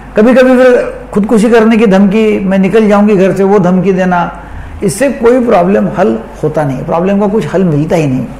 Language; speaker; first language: Hindi; non-native, local second language; Marathi